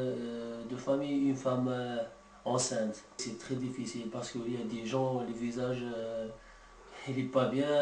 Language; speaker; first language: French; non-native, learner; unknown